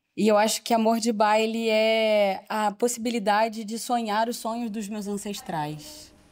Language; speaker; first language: Portuguese; native; Portuguese